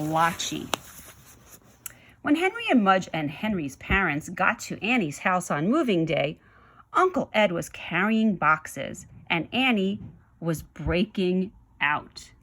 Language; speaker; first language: English; native; English